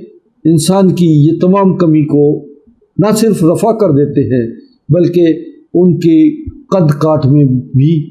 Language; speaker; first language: Urdu; native; Urdu